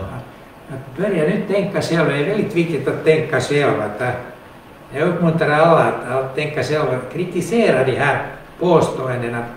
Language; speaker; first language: Swedish; non-native, local second language; Finnish